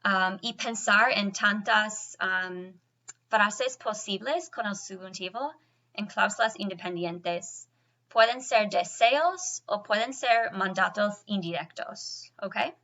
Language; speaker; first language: Spanish; non-native, fluent; English